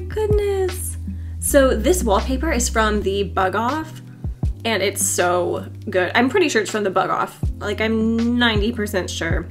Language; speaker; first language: English; native; English